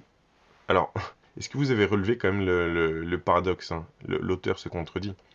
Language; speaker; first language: French; native; French